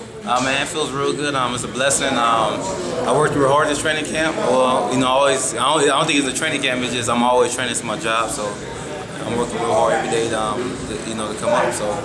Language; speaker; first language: English; native; English